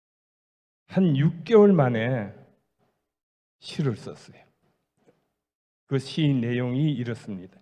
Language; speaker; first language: Korean; native; Korean